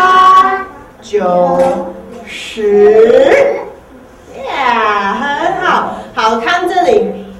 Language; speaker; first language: Chinese; non-native, fluent; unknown